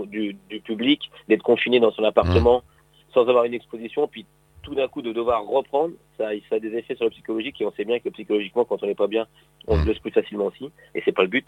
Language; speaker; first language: French; native; French